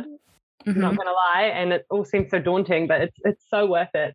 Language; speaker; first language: English; native; English